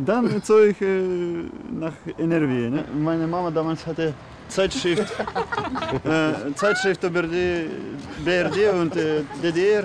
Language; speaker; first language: German; non-native, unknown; Russian